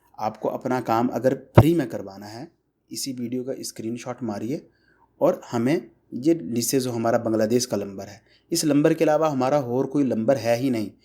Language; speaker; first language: Hindi; non-native, fluent; Bangla